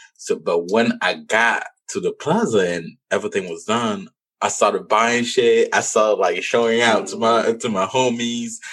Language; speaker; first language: English; non-native, local second language; French